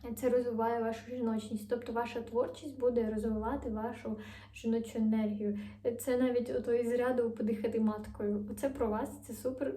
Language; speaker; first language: Ukrainian; non-native, local second language; Russian